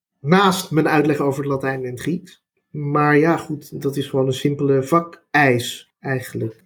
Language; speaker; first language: Dutch; native; Dutch